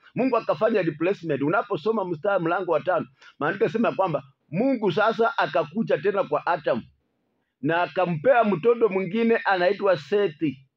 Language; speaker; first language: Swahili; non-native, local second language; Luyia